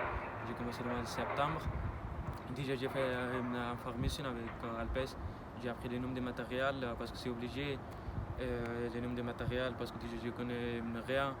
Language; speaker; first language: French; non-native, learner; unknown